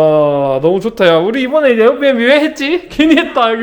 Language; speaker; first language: Korean; native; Korean